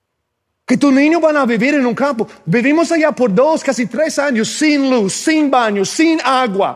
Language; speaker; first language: Spanish; non-native, fluent; English